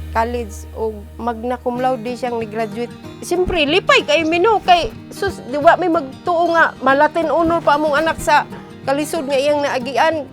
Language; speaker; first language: Cebuano; native; Cebuano